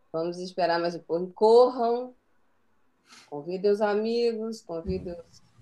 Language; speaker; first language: Portuguese; native; Portuguese